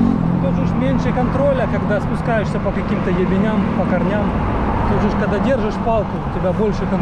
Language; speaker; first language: Russian; native; Russian